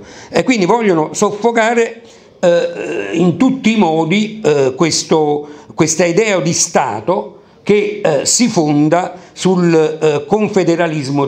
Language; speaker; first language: Italian; native; Italian